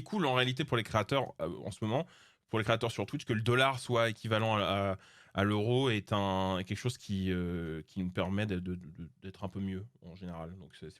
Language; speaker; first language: French; native; French